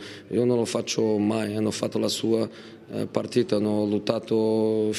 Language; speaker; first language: Italian; non-native, fluent; Portuguese